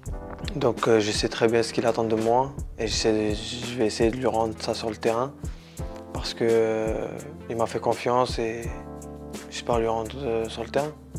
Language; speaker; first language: French; non-native, local second language; Arabic